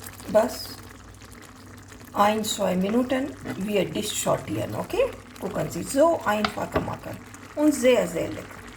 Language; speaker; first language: German; non-native, learner; Hindi